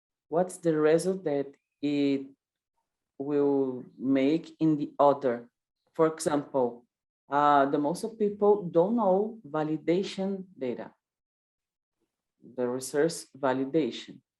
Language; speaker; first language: English; non-native, learner; Portuguese